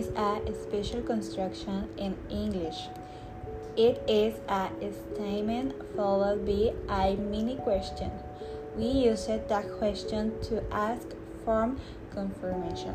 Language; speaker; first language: English; non-native, learner; Spanish